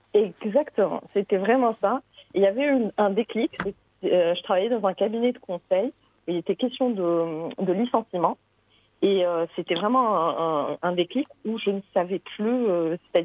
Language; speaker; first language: French; non-native, local second language; Arabic